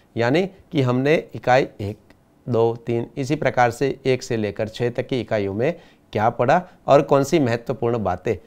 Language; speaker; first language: Hindi; non-native, local second language; Gujarati